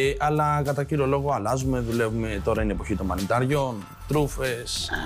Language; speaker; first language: Greek; native; Greek